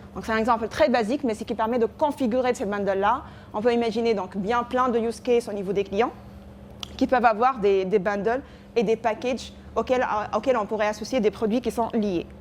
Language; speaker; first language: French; non-native, local second language; Arabic